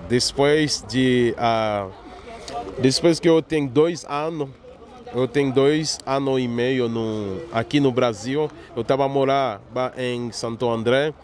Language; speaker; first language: Portuguese; non-native, learner; Haitian Creole